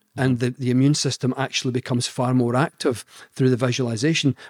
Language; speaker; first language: English; native; English